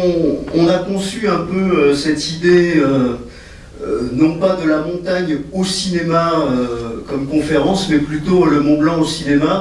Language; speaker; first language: French; native; French